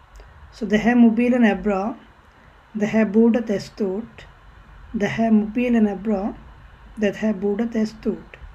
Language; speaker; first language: Swedish; non-native, learner; Bangla